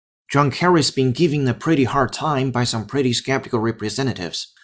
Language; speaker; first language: English; non-native, fluent; Chinese